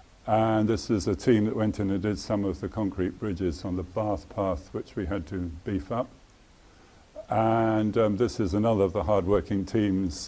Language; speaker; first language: English; native; English